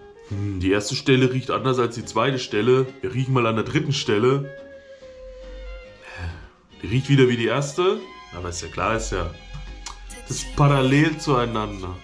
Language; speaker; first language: German; native; German